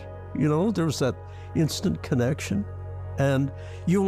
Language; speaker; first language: English; native; English